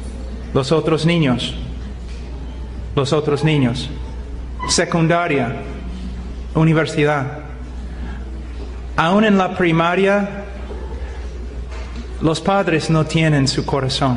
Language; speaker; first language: Spanish; non-native, fluent; English